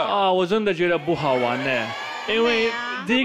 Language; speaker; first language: Chinese; non-native, fluent; Slovak